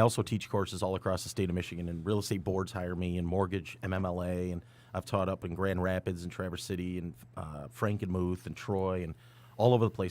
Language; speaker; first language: English; native; English